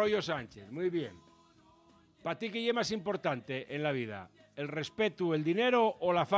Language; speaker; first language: Spanish; native; Spanish